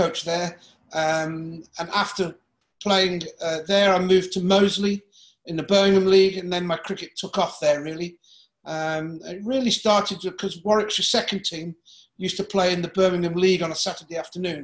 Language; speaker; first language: English; native; English